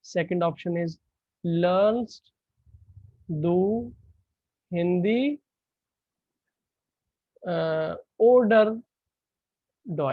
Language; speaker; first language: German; non-native, fluent; Hindi